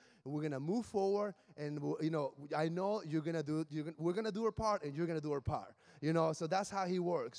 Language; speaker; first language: English; non-native, fluent; Spanish